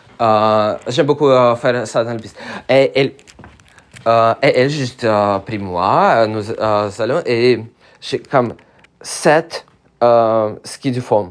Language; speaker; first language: French; non-native, learner; Russian